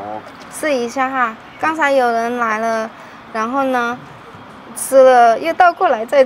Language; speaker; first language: Chinese; non-native, fluent; Indonesian